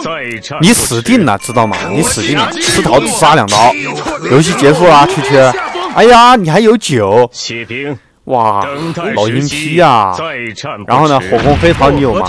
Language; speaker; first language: Chinese; native; Chinese